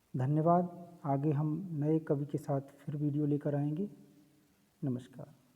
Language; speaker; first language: Hindi; native; Hindi